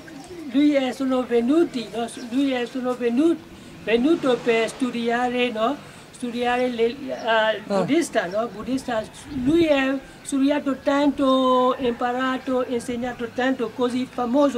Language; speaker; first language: Italian; non-native, learner; Burmese